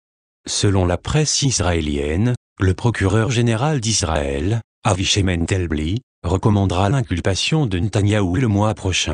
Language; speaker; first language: French; native; French